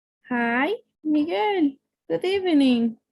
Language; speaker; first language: English; non-native, fluent; Spanish